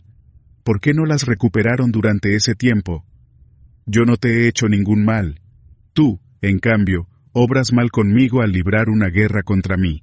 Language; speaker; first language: Spanish; native; Spanish